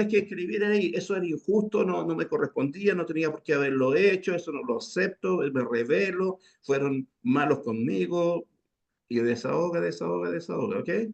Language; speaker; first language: Spanish; native; Spanish